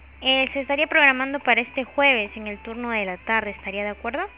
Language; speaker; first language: Spanish; native; Spanish